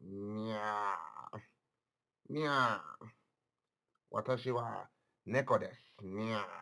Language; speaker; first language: Japanese; non-native, learner; English